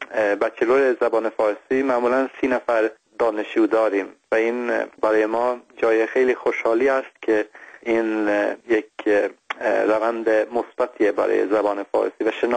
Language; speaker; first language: Persian; non-native, fluent; Swedish